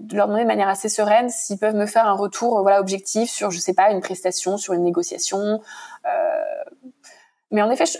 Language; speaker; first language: French; native; French